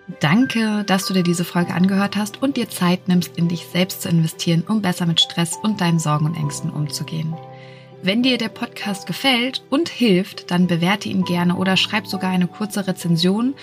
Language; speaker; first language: German; native; German